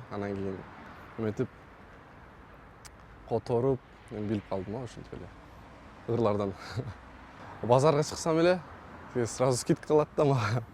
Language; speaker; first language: Kyrgyz; non-native, local second language; Russian